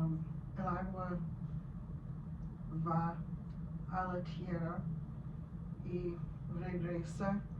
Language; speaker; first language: Spanish; non-native, learner; English